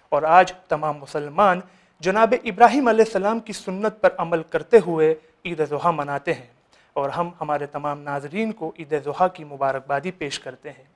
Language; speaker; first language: Urdu; native; Urdu